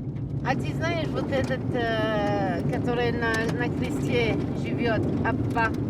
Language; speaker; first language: Russian; non-native, fluent; French